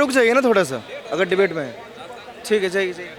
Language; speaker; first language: Hindi; native; Hindi